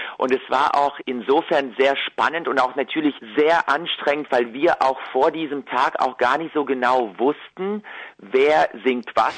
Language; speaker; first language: German; early bilingual, other home language; Russian